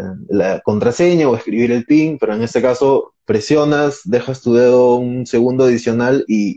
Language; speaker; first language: Spanish; native; Spanish